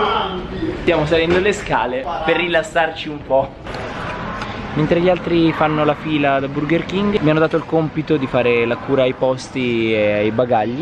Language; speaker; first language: Italian; native; Italian